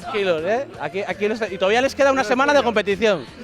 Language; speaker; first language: Spanish; native; Spanish